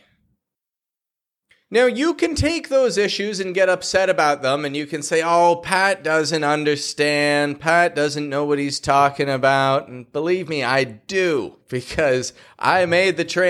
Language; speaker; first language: English; native; English